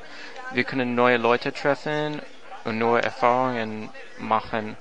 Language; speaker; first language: German; non-native, learner; English